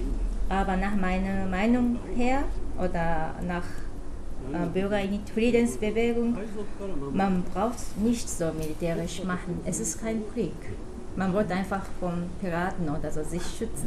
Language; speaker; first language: German; non-native, fluent; Japanese